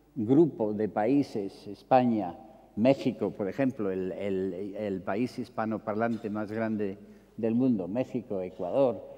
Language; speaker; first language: Spanish; non-native, fluent; English